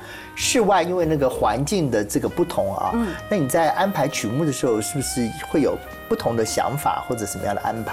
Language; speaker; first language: Chinese; native; Chinese